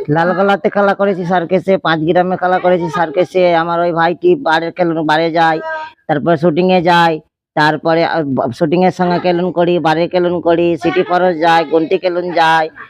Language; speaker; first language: Bangla; non-native, local second language; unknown